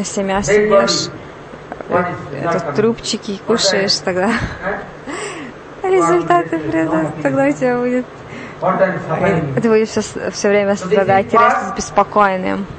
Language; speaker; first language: Russian; non-native, learner; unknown